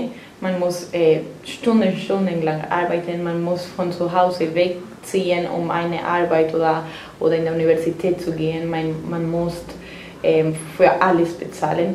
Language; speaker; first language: German; non-native, fluent; Spanish